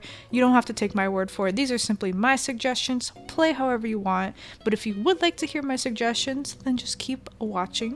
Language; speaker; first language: English; native; English